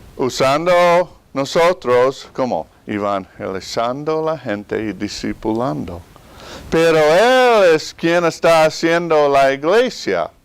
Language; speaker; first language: Spanish; non-native, fluent; English